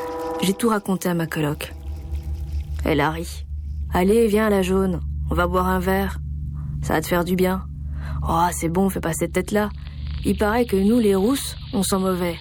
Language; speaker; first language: French; native; French